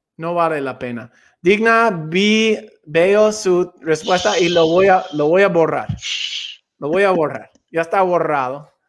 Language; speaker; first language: Spanish; non-native, fluent; English